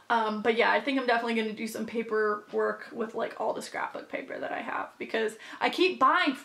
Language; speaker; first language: English; native; English